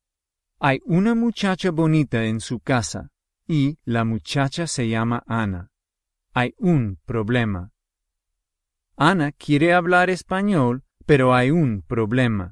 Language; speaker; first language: Spanish; non-native, fluent; English